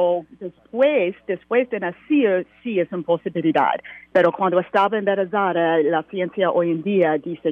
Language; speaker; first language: Spanish; non-native, learner; English